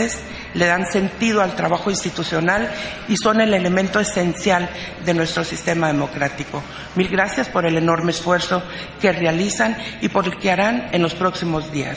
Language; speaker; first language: Spanish; native; Spanish